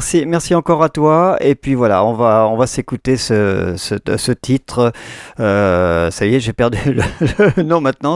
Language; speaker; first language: French; native; French